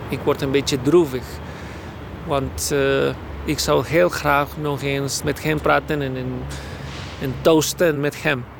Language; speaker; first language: Dutch; non-native, fluent; Spanish